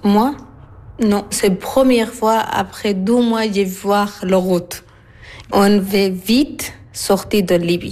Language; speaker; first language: French; non-native, learner; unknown